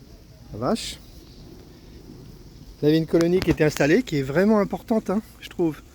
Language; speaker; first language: French; native; French